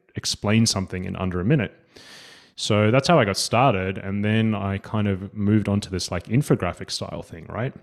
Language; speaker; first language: English; native; English